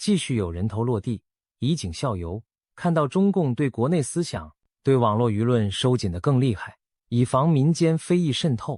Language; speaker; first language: Chinese; native; Chinese